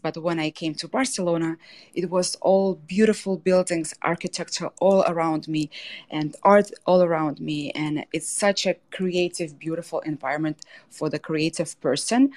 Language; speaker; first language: English; non-native, fluent; Russian